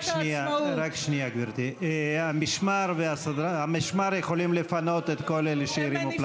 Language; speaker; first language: Hebrew; native; Hebrew